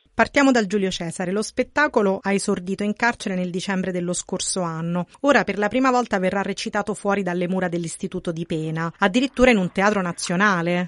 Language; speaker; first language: Italian; native; Italian